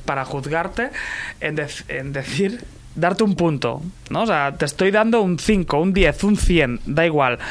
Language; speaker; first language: Spanish; native; Spanish